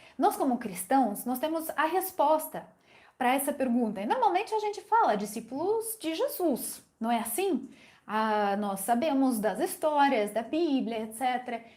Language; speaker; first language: Portuguese; non-native, fluent; Ukrainian